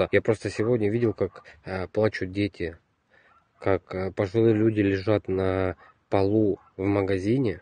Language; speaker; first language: Russian; native; Russian